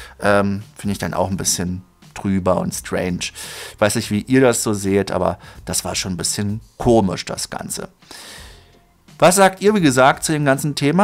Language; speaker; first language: German; native; German